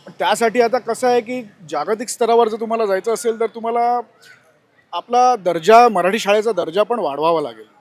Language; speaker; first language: Marathi; non-native, local second language; Gujarati